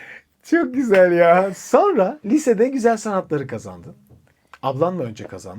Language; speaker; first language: Turkish; native; Turkish